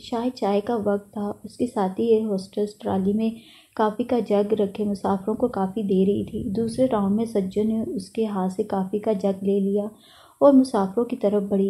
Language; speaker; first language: Urdu; native; Urdu